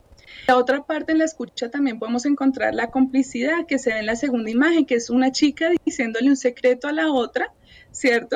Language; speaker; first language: Spanish; native; Spanish